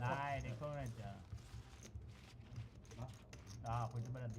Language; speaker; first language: Swedish; native; Swedish